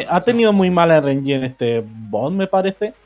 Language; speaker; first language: Spanish; native; Spanish